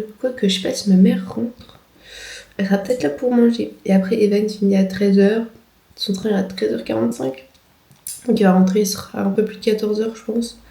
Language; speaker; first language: French; native; French